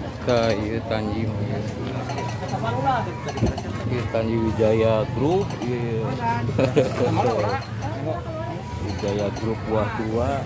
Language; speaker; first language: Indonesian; non-native, local second language; Sundanese